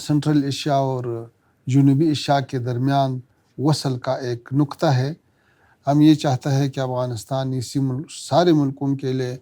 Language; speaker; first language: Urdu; non-native, learner; Pashto